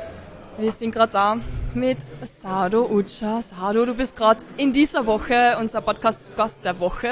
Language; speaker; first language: German; native; German